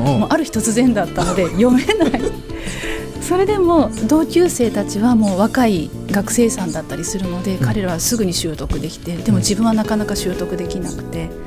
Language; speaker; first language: Japanese; native; Japanese